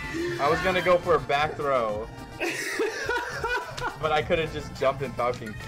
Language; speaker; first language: English; native; English